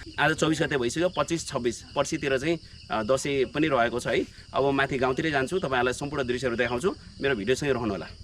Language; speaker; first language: Nepali; non-native, local second language; Magahi